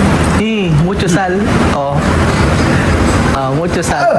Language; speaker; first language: Spanish; non-native, learner; Filipino